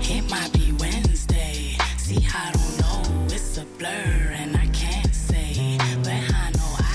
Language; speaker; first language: English; native; English